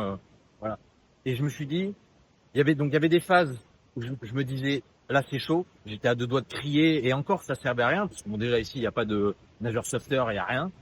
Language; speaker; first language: French; native; French